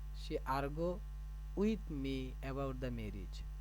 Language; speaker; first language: English; non-native, local second language; Bangla